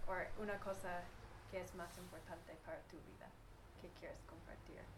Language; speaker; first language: Spanish; non-native, learner; English